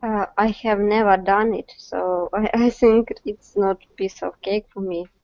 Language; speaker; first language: English; non-native, learner; Russian